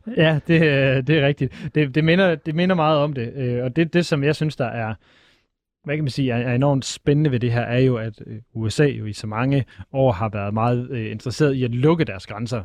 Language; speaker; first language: Danish; native; Danish